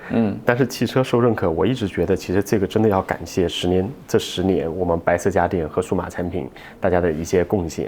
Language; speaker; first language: Chinese; native; Chinese